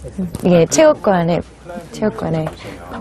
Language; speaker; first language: Korean; early bilingual, heritage; English